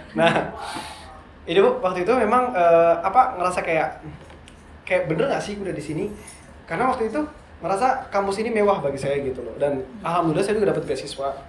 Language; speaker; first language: Indonesian; native; Indonesian